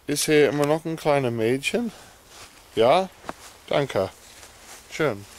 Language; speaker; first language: German; non-native, learner; English